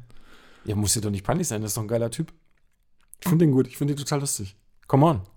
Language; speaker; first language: German; native; German